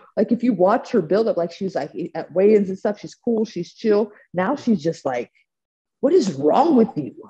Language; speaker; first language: English; native; English